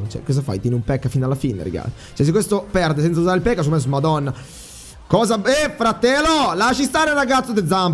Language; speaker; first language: Italian; native; Italian